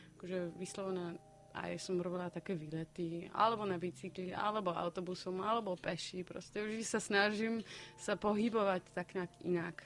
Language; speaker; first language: Slovak; non-native, fluent; Dutch